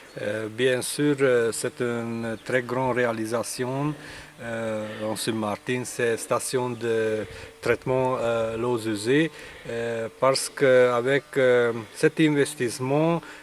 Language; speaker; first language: French; non-native, learner; Hungarian